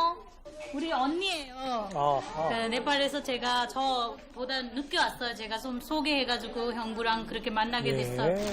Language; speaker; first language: Korean; non-native, learner; Nepali